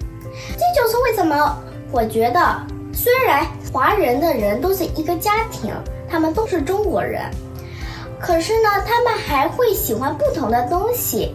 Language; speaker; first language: Chinese; early bilingual, heritage; Chinese